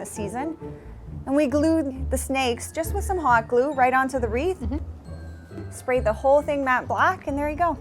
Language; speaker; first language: English; native; English